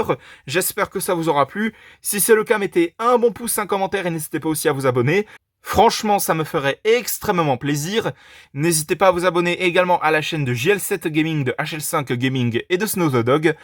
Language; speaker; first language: French; native; French